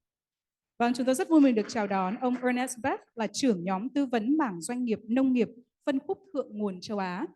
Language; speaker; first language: Vietnamese; native; Vietnamese